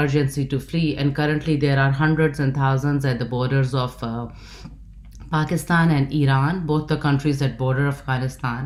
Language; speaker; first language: English; non-native, local second language; Urdu